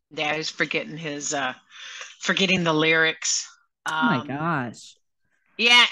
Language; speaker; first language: English; native; English